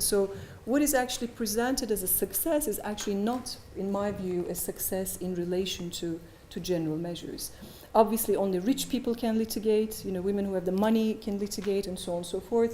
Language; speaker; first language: English; non-native, fluent; Turkish